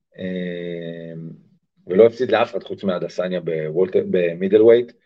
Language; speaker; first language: Hebrew; early bilingual, other home language; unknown